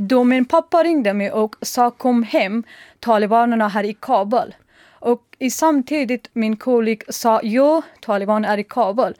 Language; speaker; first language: Swedish; non-native, learner; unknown